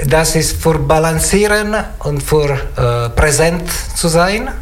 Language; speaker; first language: German; non-native, learner; Italian